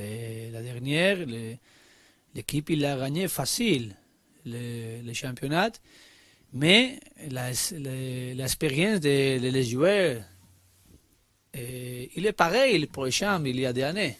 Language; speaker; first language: French; non-native, learner; Spanish